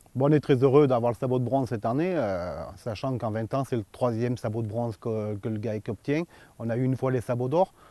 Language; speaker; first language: French; native; French